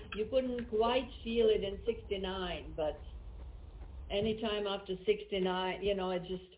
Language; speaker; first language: English; non-native, fluent; Czech